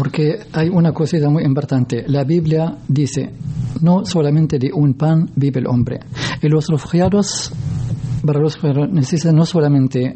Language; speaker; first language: Spanish; non-native, learner; Arabic